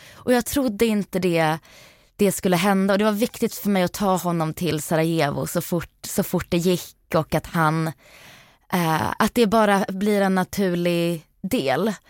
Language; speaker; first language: Swedish; early bilingual, other home language; Bosnian